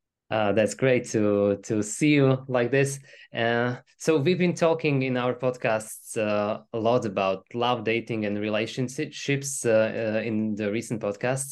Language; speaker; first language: English; non-native, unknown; Slovak